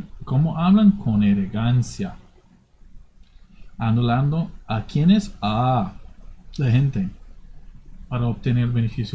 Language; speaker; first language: Spanish; non-native, fluent; English